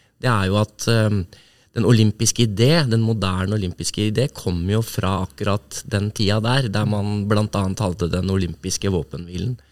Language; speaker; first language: Norwegian; native; Norwegian